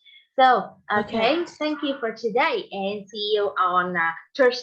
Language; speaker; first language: English; non-native, fluent; Vietnamese